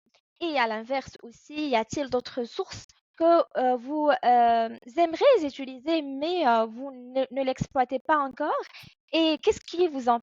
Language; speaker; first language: French; non-native, fluent; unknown